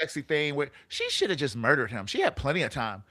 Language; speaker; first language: English; native; English